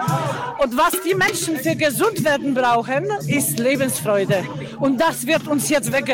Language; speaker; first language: German; non-native, fluent; Polish